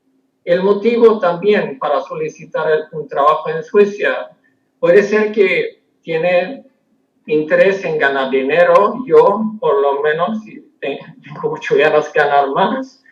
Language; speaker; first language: Spanish; non-native, fluent; Swedish